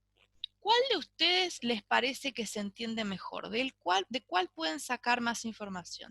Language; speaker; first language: Spanish; native; Spanish